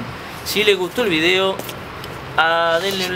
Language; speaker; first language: Spanish; native; Spanish